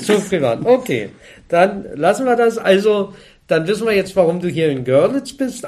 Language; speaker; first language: German; native; German